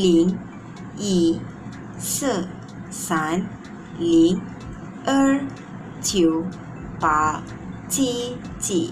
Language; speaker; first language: Chinese; non-native, learner; Malay